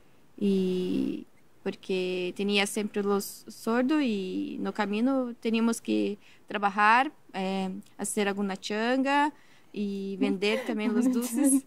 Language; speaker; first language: Spanish; non-native, learner; Portuguese